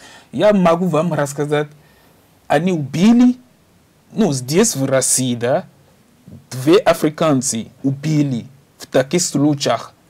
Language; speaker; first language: Russian; non-native, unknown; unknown